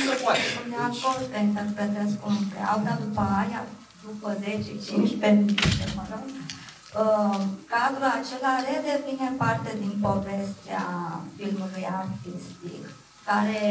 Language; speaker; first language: Romanian; native; Romanian